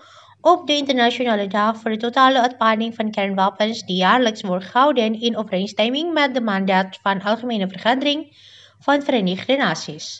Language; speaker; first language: Dutch; non-native, learner; Indonesian